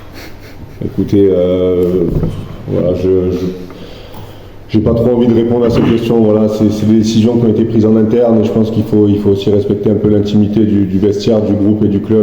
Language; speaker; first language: French; native; French